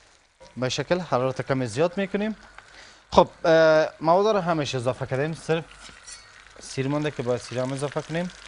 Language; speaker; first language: Persian; native; Persian